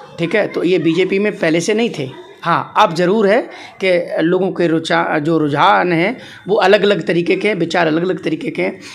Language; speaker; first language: Hindi; native; Hindi